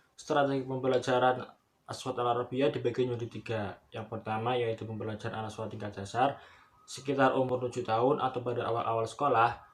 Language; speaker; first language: Indonesian; native; Indonesian